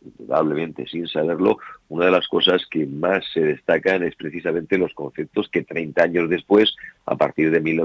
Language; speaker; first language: Spanish; native; Spanish